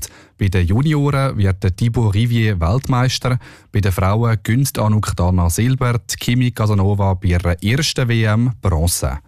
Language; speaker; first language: German; native; German